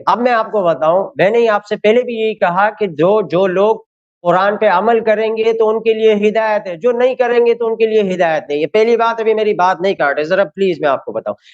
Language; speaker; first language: Urdu; non-native, local second language; Pashto